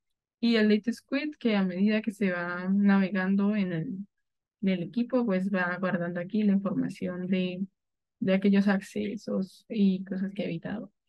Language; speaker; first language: Spanish; native; Spanish